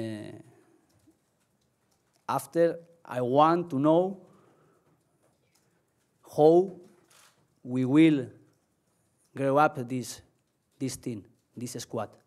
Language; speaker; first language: English; non-native, learner; Spanish